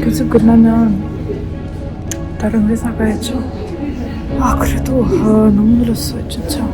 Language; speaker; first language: Korean; non-native, learner; Ukrainian